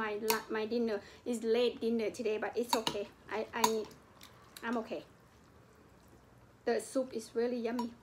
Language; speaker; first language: English; non-native, local second language; Lao